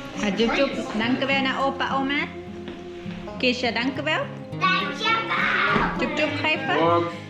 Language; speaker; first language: Dutch; non-native, learner; Thai